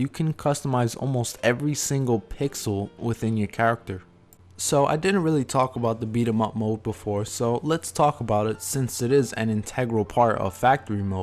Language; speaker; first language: English; native; English